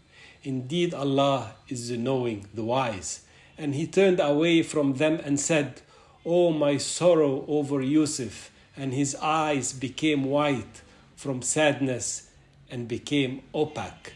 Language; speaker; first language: English; non-native, fluent; Arabic